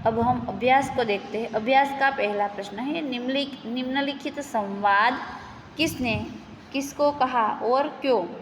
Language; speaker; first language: Hindi; non-native, local second language; Gujarati